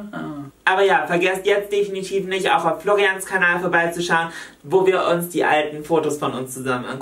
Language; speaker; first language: German; native; German